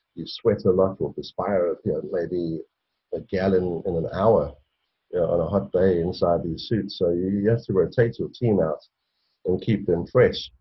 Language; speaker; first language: English; native; English